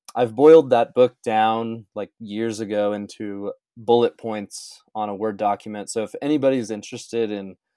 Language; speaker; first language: English; native; English